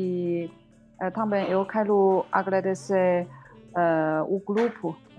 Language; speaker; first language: Portuguese; non-native, learner; Chinese